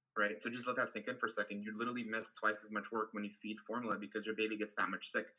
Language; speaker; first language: English; non-native, fluent; Portuguese